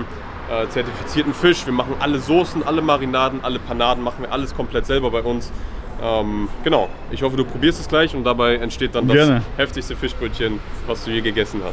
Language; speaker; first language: German; native; German